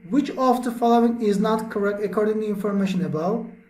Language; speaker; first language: English; non-native, fluent; Turkish